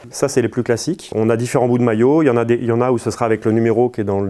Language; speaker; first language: French; native; French